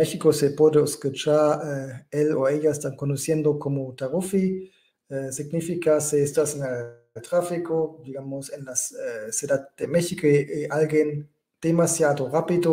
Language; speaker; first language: Spanish; non-native, fluent; German